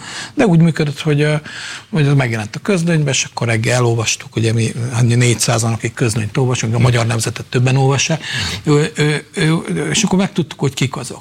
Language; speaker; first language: Hungarian; native; Hungarian